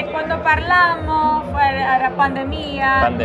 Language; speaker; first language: Italian; non-native, learner; Portuguese